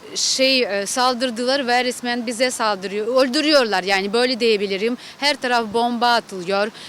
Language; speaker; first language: Turkish; non-native, learner; Ukrainian